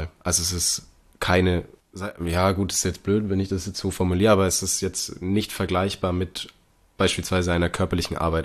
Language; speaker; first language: German; native; German